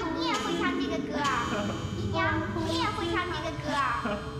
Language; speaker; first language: Chinese; native; Chinese